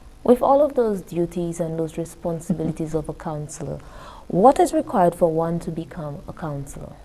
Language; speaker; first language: English; native; English